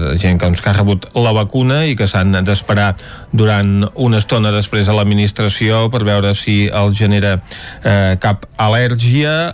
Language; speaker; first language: Catalan; native; Catalan